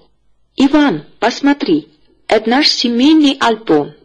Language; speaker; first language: Russian; non-native, fluent; Chinese